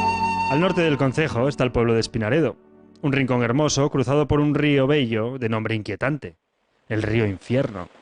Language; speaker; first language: Spanish; native; Spanish